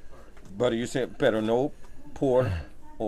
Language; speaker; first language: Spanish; non-native, fluent; English